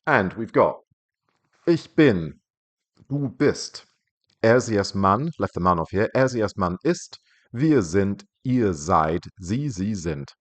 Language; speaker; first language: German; non-native, fluent; English